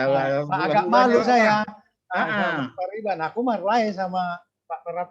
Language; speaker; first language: Indonesian; native; Indonesian